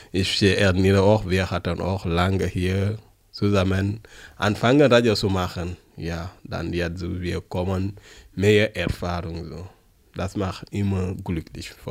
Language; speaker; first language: German; non-native, learner; French